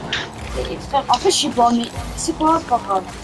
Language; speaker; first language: French; native; French